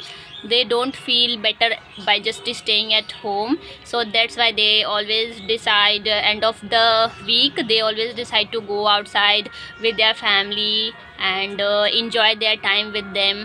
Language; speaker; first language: English; non-native, learner; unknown